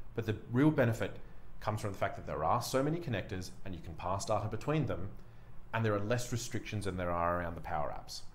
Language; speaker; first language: English; native; English